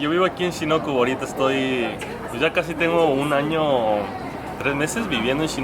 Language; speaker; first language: Spanish; native; Spanish